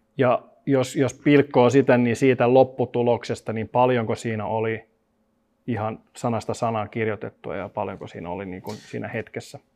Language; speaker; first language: Finnish; non-native, local second language; Swedish